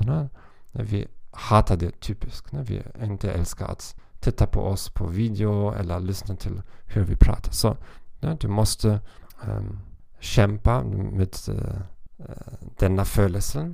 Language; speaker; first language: Swedish; non-native, learner; German